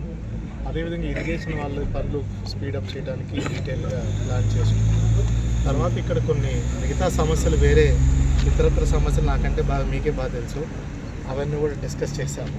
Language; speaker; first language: Telugu; native; Telugu